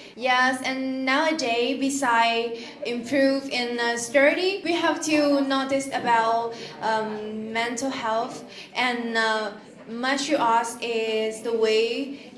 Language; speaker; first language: English; non-native, learner; Vietnamese